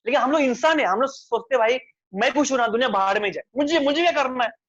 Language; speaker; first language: Hindi; non-native, local second language; Marathi